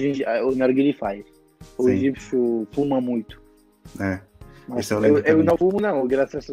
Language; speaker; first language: Portuguese; non-native, fluent; Arabic